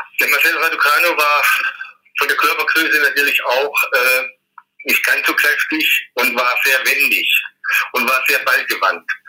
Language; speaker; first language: German; native; German